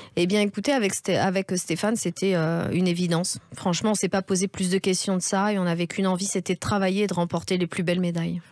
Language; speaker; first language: French; native; French